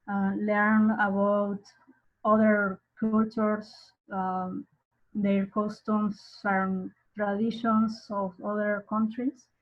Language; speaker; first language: English; non-native, learner; Spanish